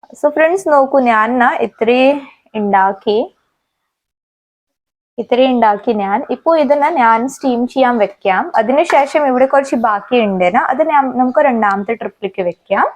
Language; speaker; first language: Malayalam; non-native, fluent; Hindi